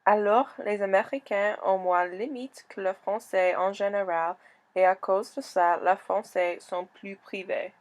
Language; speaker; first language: French; non-native, learner; English